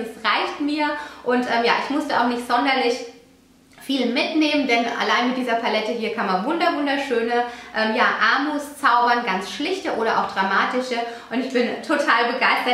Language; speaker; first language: German; native; German